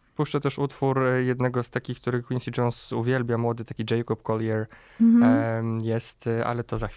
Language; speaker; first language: Polish; native; Polish